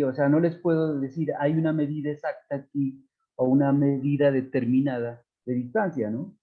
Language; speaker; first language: Spanish; native; Spanish